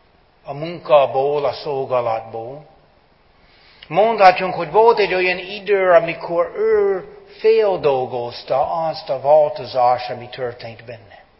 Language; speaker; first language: Hungarian; non-native, fluent; English